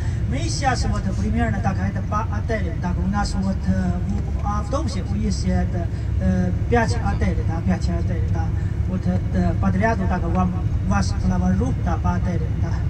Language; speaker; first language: Russian; non-native, learner; Chinese